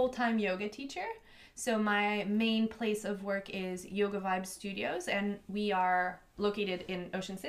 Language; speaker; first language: English; non-native, fluent; French